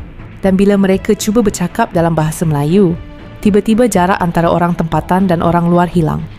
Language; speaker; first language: Malay; native; Malay